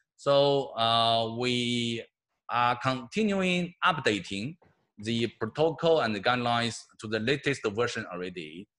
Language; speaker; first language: English; non-native, fluent; Chinese